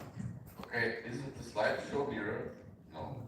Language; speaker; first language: English; non-native, fluent; Portuguese